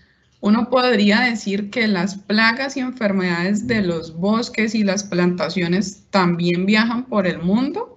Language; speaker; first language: Spanish; native; Spanish